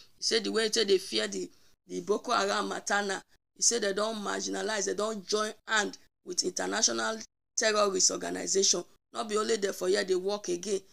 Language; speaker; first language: Nigerian Pidgin; native; Nigerian Pidgin